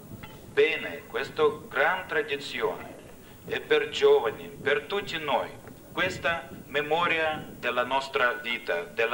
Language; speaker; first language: Italian; non-native, fluent; Russian